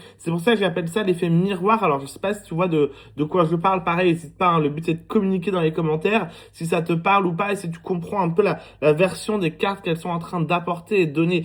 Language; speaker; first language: French; native; French